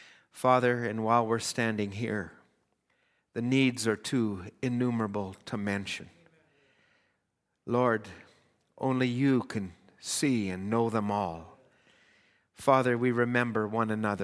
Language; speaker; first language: English; native; English